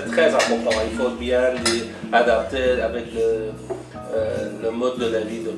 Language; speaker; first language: French; non-native, learner; Persian